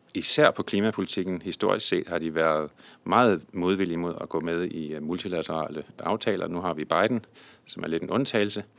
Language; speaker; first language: Danish; early bilingual, other home language; English